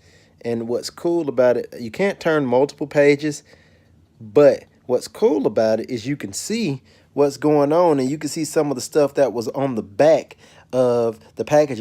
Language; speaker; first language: English; native; English